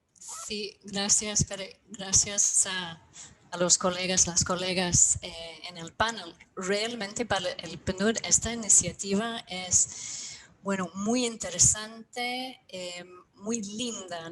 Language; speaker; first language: Spanish; non-native, fluent; English